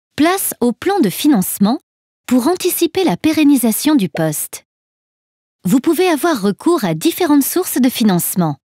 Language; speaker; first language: French; native; French